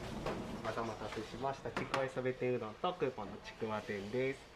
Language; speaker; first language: Japanese; native; Japanese